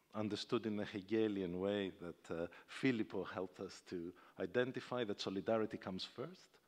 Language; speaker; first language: English; non-native, fluent; Greek